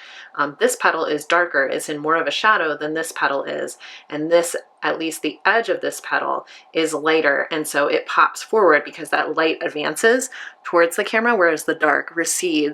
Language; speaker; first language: English; native; English